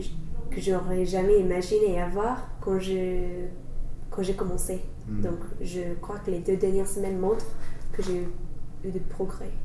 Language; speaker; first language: French; non-native, fluent; English